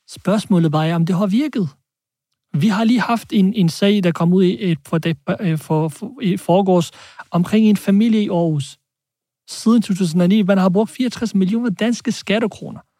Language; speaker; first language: Danish; early bilingual, other home language; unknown